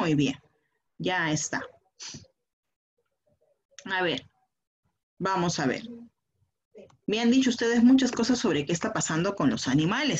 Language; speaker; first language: Spanish; native; Spanish